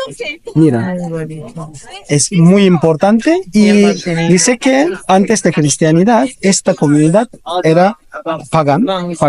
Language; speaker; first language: Spanish; non-native, learner; Turkish